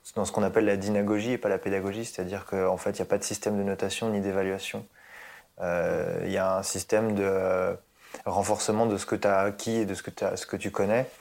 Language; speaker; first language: French; native; French